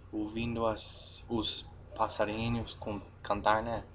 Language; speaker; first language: Portuguese; non-native, fluent; English